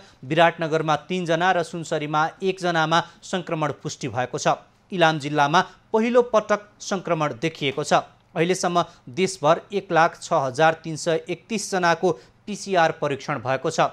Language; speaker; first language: Nepali; native; Nepali